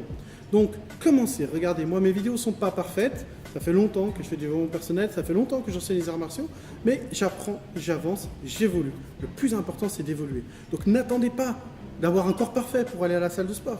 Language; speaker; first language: French; native; French